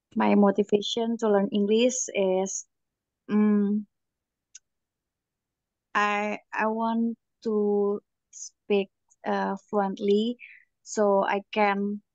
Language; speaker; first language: English; non-native, learner; Indonesian